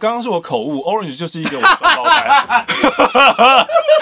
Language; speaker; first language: Chinese; native; Chinese